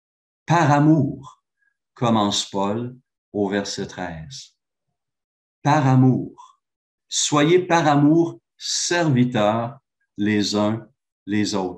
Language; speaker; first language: French; native; French